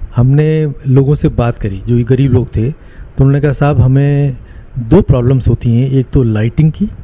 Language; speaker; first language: Hindi; native; Hindi